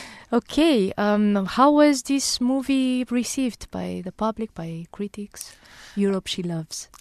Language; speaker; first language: English; non-native, fluent; Romanian